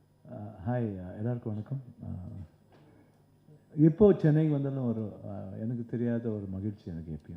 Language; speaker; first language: Tamil; non-native, local second language; Kannada